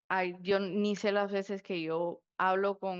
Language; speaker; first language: Spanish; early bilingual, heritage; Spanish